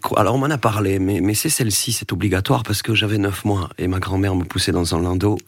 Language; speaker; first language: French; native; French